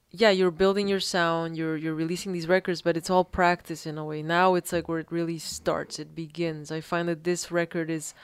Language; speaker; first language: English; early bilingual, other home language; Spanish